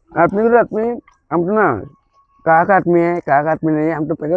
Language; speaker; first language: Hindi; non-native, local second language; Garo